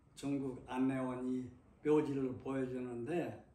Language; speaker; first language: Korean; native; Korean